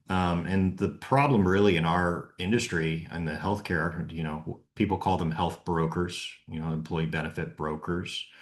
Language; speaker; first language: English; native; English